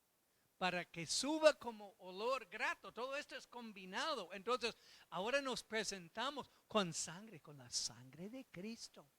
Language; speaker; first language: Spanish; non-native, fluent; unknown